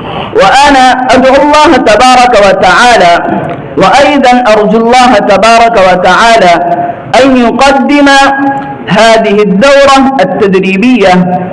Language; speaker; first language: Arabic; non-native, learner; Urdu